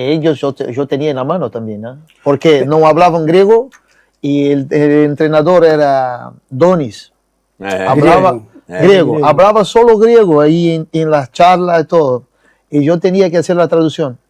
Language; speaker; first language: Spanish; non-native, fluent; Portuguese